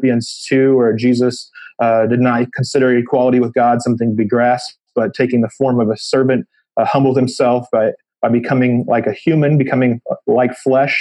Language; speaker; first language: English; native; English